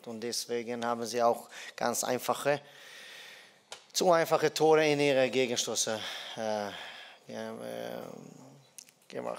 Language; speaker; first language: German; non-native, fluent; Dutch